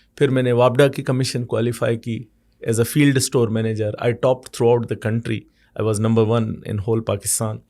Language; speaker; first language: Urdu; non-native, local second language; Sindhi